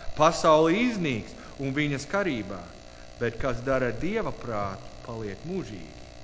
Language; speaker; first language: Latvian; non-native, learner; English